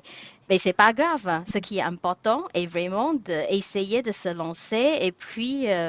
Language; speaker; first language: French; non-native, fluent; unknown